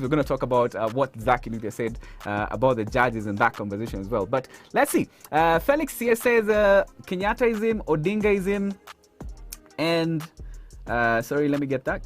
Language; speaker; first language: English; non-native, local second language; Swahili